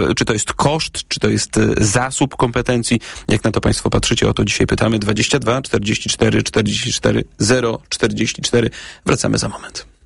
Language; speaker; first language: Polish; native; Polish